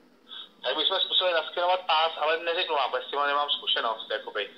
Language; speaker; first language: Czech; native; Czech